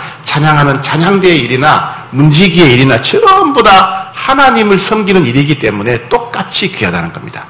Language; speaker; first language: Korean; native; Korean